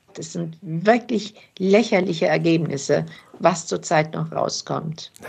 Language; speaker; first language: German; early bilingual, other home language; Turkish